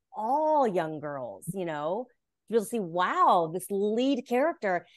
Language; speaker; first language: English; native; English